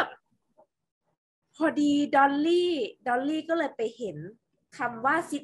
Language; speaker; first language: Thai; native; Thai